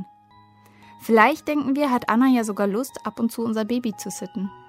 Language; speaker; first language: German; native; German